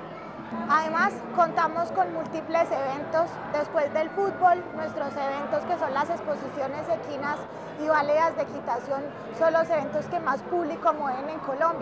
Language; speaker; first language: Spanish; native; Spanish